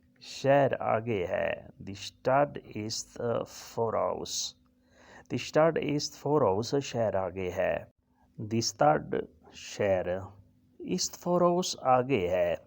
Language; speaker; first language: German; non-native, learner; Urdu